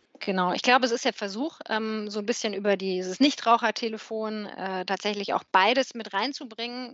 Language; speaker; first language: German; native; German